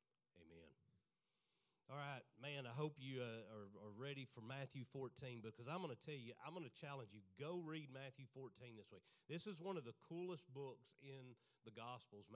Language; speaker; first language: English; native; English